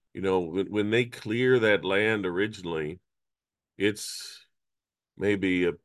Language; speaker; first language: English; native; English